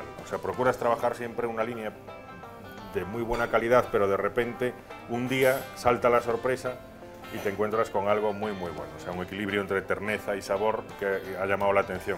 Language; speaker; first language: Spanish; native; Spanish